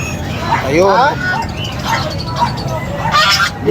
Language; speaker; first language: Filipino; native; Filipino